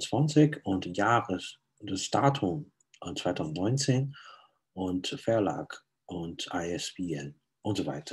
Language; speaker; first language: German; non-native, fluent; Chinese